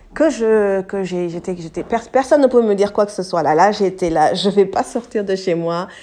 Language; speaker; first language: French; non-native, local second language; English